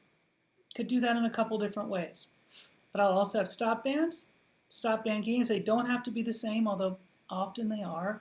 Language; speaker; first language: English; native; English